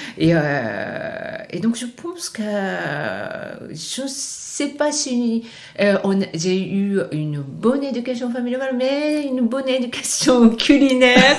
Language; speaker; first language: French; non-native, fluent; Japanese